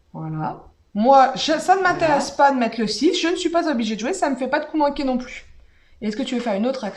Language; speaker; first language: French; native; French